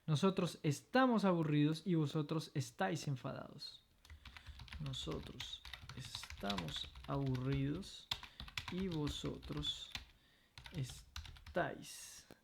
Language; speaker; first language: Spanish; non-native, fluent; French